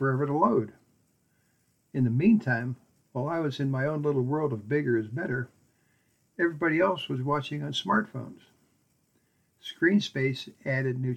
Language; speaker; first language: English; native; English